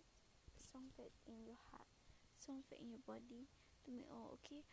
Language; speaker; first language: English; non-native, learner; Malay